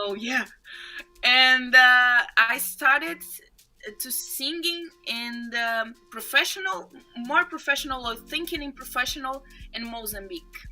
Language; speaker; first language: English; non-native, fluent; Portuguese